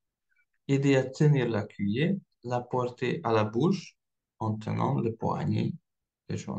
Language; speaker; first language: French; non-native, fluent; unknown